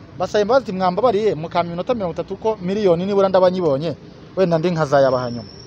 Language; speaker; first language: Kinyarwanda; native; Kinyarwanda